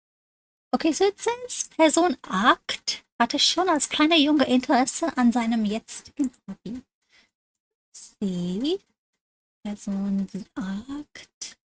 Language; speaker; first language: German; non-native, fluent; English